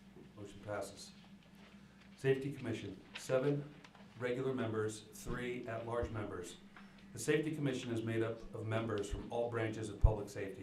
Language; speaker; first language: English; native; English